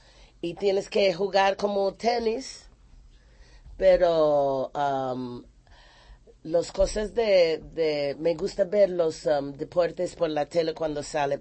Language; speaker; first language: Spanish; non-native, fluent; English